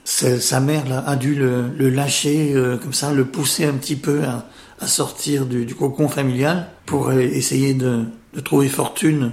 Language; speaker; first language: French; native; French